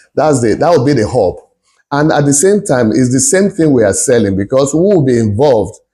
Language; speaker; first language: English; non-native, local second language; Yoruba